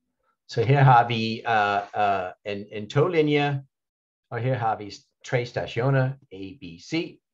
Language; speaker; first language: Danish; non-native, fluent; English